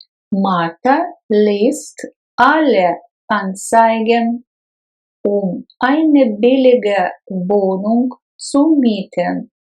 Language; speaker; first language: German; non-native, fluent; Russian